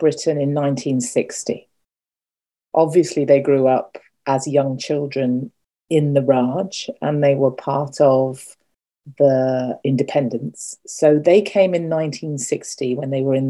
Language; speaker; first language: English; native; English